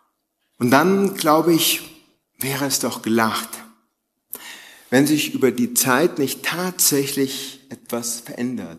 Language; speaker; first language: German; native; German